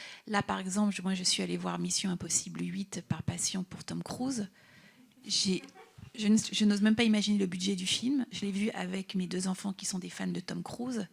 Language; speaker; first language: French; native; French